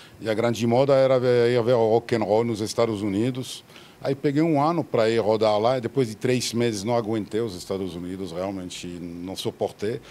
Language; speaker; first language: Portuguese; non-native, fluent; French